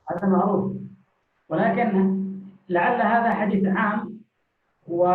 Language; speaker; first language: Arabic; native; Arabic